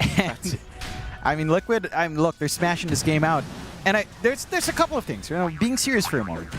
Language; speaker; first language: English; native; English